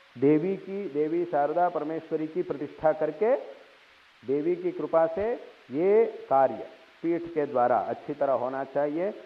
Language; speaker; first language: Hindi; non-native, local second language; Telugu